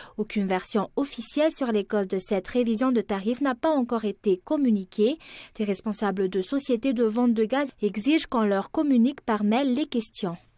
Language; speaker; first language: French; non-native, local second language; Malagasy